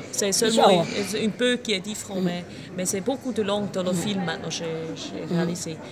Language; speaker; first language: French; non-native, local second language; German